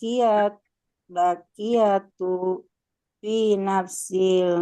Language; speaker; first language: Arabic; non-native, learner; Indonesian